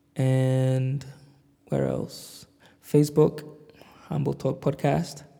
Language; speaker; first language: English; native; English